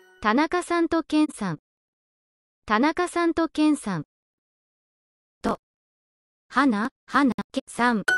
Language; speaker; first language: Japanese; non-native, learner; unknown